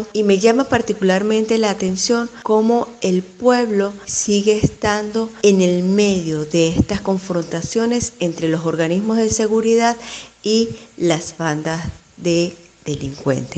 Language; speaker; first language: Spanish; native; Spanish